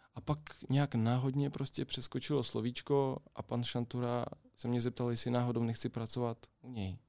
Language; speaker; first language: Czech; non-native, fluent; Ukrainian